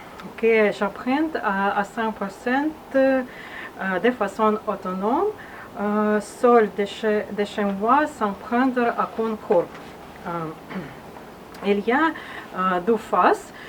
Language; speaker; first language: French; non-native, learner; Russian